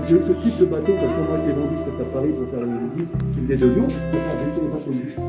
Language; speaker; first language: French; native; French